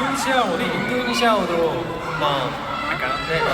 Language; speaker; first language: Korean; non-native, fluent; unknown